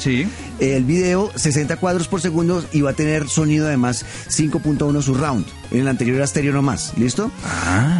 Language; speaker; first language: Spanish; native; Spanish